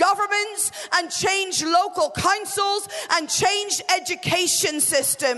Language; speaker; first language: English; native; English